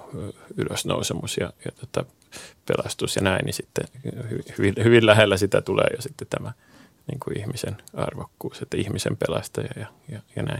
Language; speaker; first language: Finnish; native; Finnish